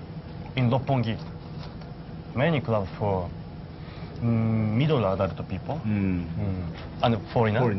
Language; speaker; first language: English; non-native, learner; Japanese